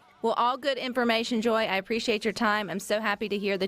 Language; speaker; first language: English; native; English